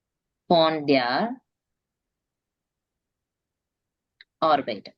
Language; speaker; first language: German; non-native, learner; Tamil